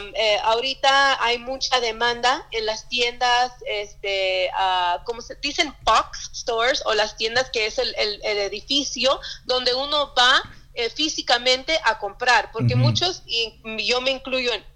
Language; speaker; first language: Spanish; early bilingual, heritage; Spanish